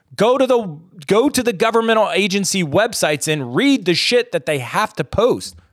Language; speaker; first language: English; native; English